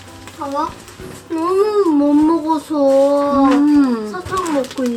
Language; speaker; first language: Korean; early bilingual, heritage; Korean